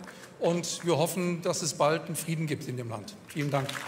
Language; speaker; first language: German; native; German